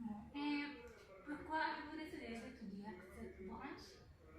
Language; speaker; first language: French; non-native, fluent; Spanish